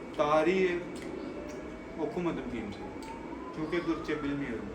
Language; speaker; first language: Turkish; non-native, learner; Urdu